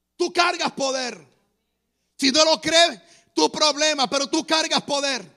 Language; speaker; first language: Spanish; native; Spanish